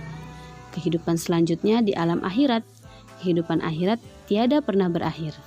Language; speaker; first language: Indonesian; native; Indonesian